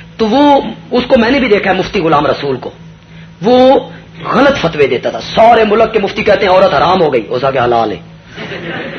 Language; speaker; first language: Urdu; non-native, local second language; Punjabi